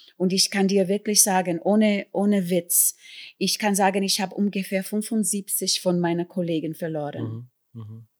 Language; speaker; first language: German; non-native, fluent; English